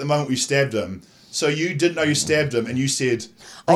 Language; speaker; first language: English; native; English